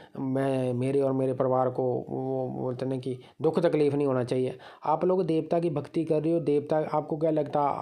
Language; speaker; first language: Hindi; native; Hindi